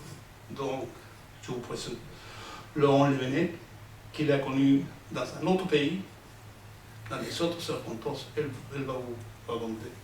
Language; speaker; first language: French; non-native, fluent; Spanish